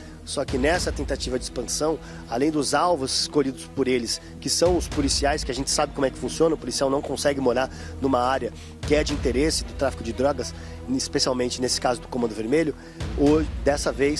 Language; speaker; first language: Portuguese; native; Portuguese